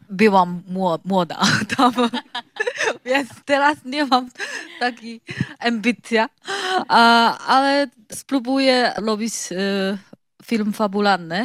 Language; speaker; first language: Polish; non-native, learner; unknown